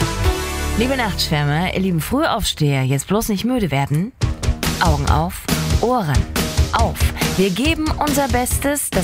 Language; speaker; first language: German; native; German